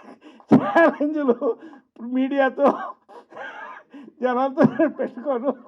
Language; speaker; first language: Telugu; native; Telugu